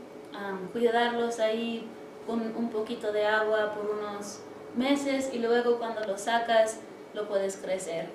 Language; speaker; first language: Spanish; early bilingual, heritage; English